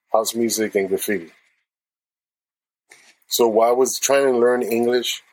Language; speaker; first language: English; non-native, fluent; Spanish